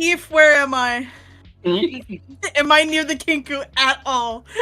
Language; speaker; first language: English; native; English